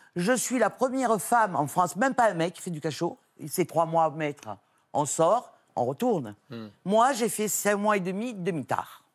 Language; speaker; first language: French; native; French